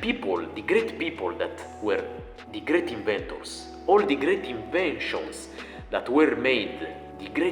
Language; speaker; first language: English; non-native, fluent; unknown